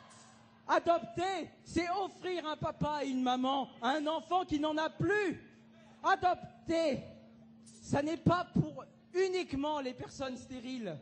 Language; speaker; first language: French; native; French